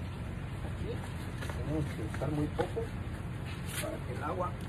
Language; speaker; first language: Spanish; native; Spanish